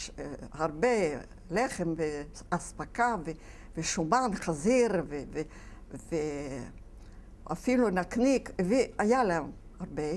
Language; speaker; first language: Hebrew; non-native, fluent; Yiddish